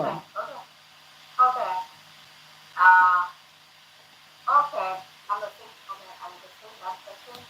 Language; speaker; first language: English; non-native, learner; Thai